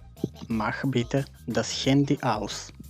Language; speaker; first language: German; non-native, fluent; Macedonian